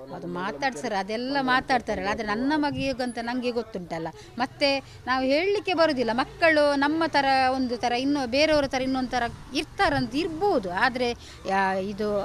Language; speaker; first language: Kannada; non-native, local second language; Tulu